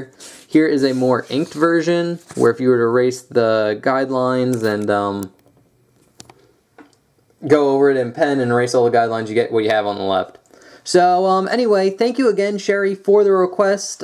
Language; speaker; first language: English; native; English